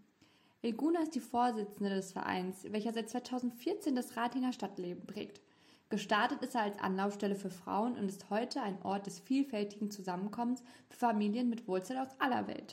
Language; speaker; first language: German; early bilingual, other home language; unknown